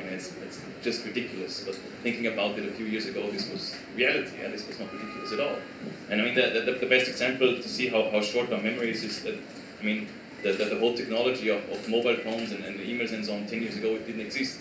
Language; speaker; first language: English; non-native, fluent; German